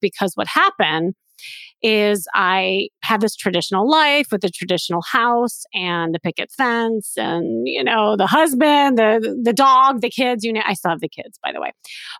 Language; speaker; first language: English; native; English